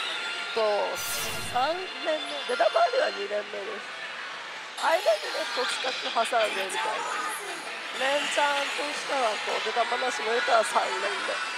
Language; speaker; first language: Japanese; native; Japanese